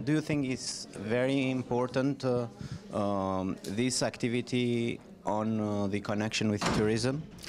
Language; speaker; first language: English; non-native, fluent; Albanian